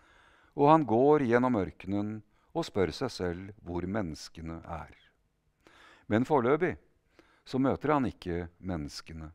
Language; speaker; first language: Norwegian; native; Norwegian